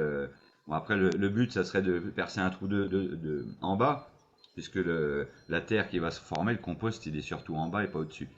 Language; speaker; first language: French; native; French